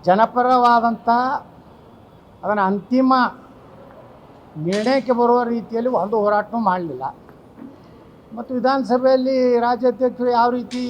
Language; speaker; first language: Kannada; native; Kannada